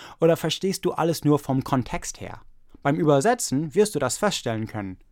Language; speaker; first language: German; early bilingual, other home language; English